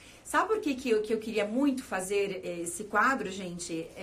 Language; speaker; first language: Portuguese; native; Portuguese